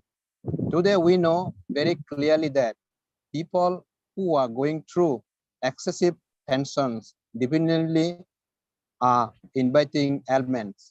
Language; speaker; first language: English; non-native, fluent; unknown